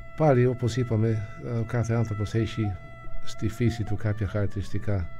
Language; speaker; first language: Greek; non-native, fluent; English